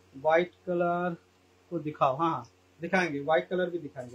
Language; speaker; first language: Hindi; non-native, local second language; Bangla